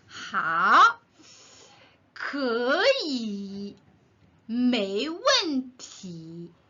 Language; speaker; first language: Chinese; non-native, learner; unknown